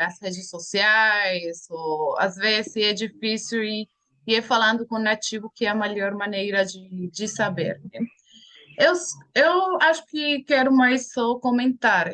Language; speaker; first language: Portuguese; non-native, fluent; Spanish